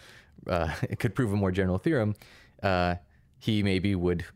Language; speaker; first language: English; early bilingual, other home language; Russian